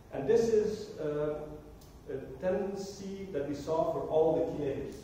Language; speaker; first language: English; non-native, fluent; Dutch